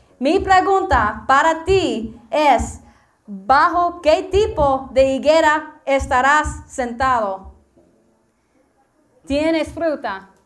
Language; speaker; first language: Spanish; non-native, learner; English